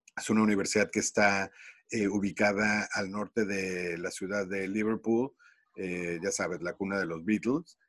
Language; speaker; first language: Spanish; native; Spanish